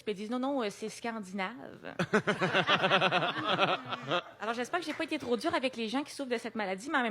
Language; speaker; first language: French; native; French